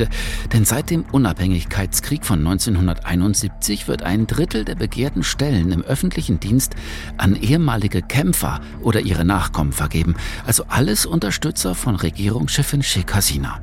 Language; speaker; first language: German; native; German